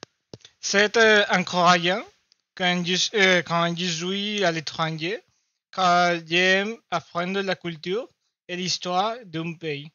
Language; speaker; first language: French; non-native, learner; Spanish